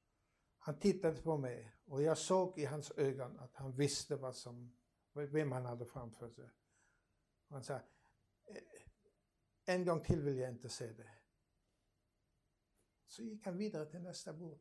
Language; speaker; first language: Swedish; non-native, fluent; German